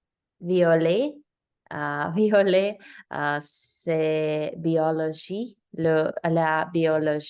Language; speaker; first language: French; non-native, learner; English